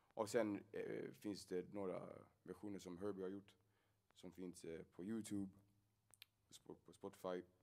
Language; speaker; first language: Swedish; non-native, fluent; English